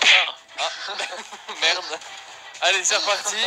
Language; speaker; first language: French; native; French